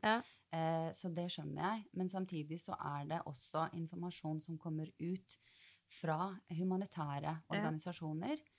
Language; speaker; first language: Norwegian; early bilingual, other home language; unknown